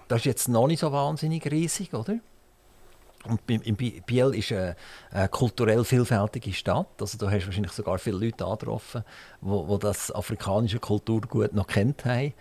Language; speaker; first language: German; native; German